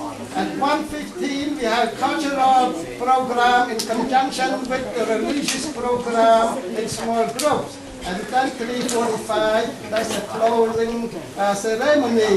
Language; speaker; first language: English; non-native, fluent; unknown